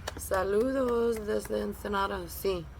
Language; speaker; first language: Spanish; non-native, learner; English